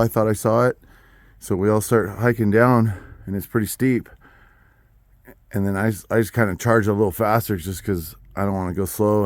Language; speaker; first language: English; native; English